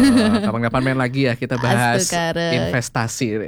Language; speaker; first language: Indonesian; native; Indonesian